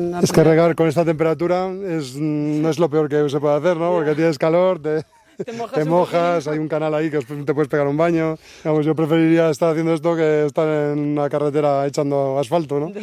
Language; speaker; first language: Spanish; native; Spanish